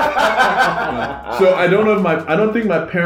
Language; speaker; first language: English; non-native, local second language; Igbo